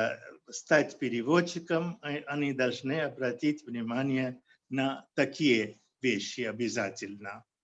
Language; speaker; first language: Russian; non-native, fluent; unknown